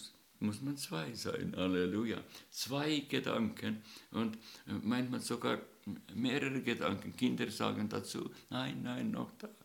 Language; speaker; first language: German; non-native, learner; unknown